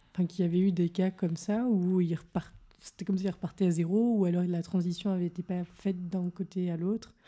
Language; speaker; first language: French; native; French